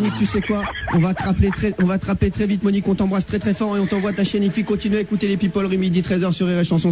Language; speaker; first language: French; native; French